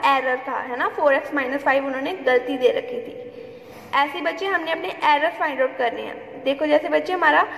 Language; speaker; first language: Hindi; non-native, local second language; Punjabi